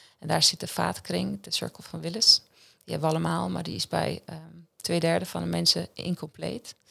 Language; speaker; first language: Dutch; non-native, fluent; Swiss German